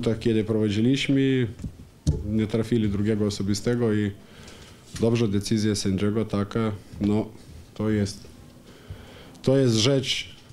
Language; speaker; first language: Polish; non-native, learner; Ukrainian